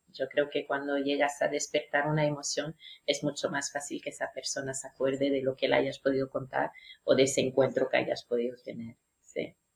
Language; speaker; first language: Spanish; non-native, fluent; French